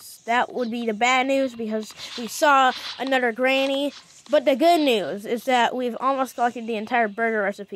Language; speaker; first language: English; native; English